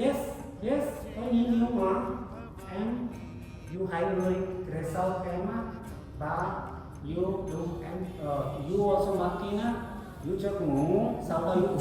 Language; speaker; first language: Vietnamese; non-native, learner; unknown